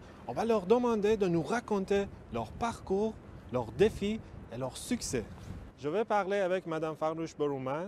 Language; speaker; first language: French; non-native, fluent; Persian